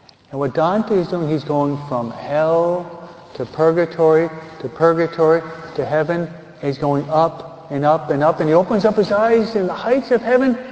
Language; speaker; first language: English; native; English